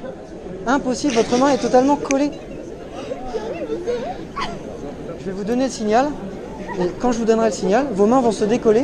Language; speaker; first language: French; native; French